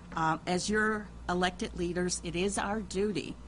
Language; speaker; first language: English; early bilingual, other home language; Spanish